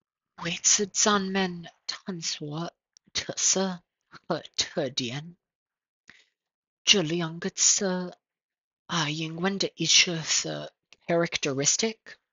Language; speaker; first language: Chinese; non-native, learner; English